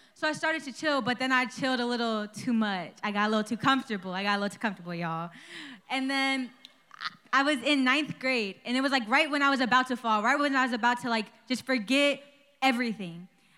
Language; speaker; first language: English; early bilingual, other home language; Spanish